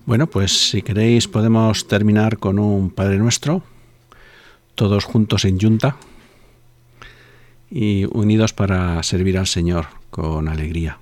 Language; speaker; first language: Spanish; native; Spanish